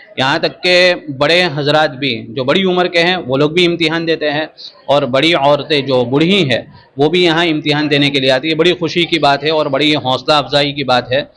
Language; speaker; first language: Urdu; non-native, local second language; Gujarati